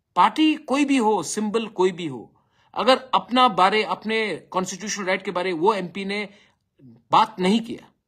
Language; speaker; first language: Hindi; non-native, local second language; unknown